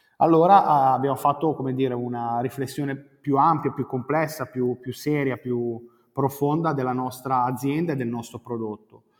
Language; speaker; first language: Italian; native; Italian